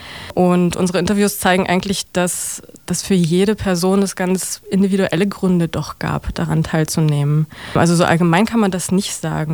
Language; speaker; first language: German; native; German